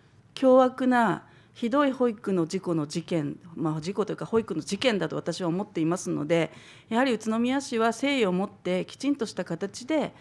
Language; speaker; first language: Japanese; native; Japanese